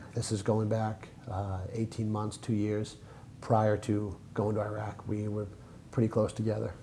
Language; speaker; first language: English; native; English